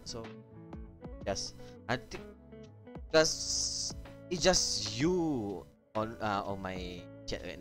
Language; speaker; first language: English; non-native, local second language; Malay